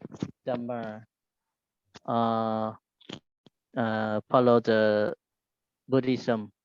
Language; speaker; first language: English; non-native, learner; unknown